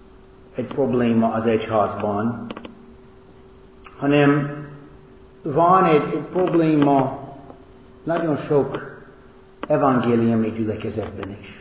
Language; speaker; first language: Hungarian; non-native, learner; English